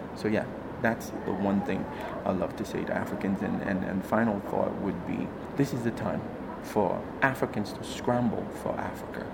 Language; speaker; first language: English; native; English